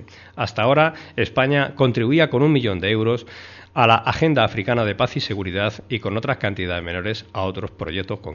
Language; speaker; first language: Spanish; native; Spanish